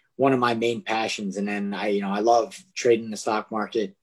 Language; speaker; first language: English; native; English